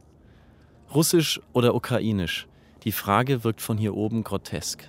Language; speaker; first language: German; native; German